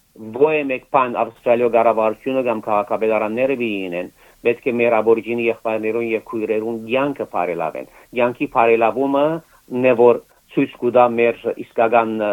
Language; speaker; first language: Armenian; early bilingual, heritage; Armenian